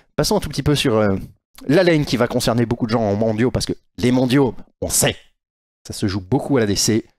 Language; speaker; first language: French; native; French